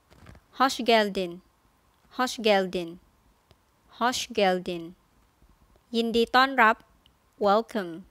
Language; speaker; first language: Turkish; non-native, fluent; Thai